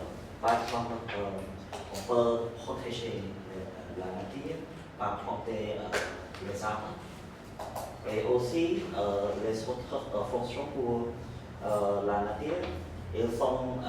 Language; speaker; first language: French; non-native, learner; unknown